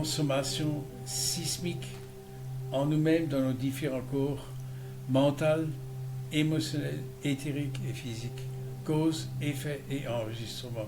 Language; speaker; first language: French; native; French